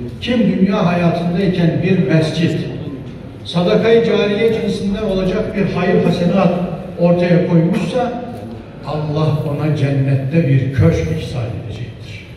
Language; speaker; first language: Turkish; native; Turkish